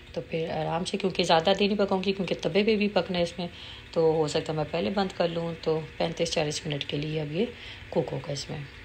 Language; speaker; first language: Urdu; native; Urdu